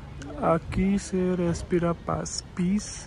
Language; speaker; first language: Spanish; non-native, learner; Punjabi